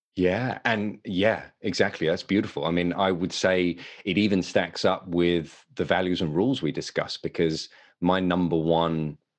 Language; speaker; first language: English; native; English